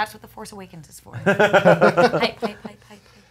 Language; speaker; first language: English; native; English